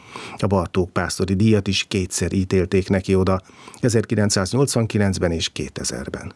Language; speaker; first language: Hungarian; native; Hungarian